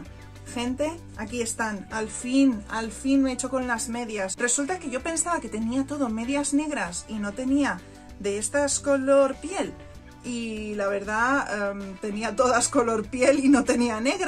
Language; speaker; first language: Spanish; native; Spanish